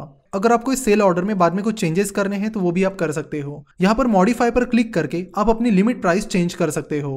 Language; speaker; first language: Hindi; non-native, local second language; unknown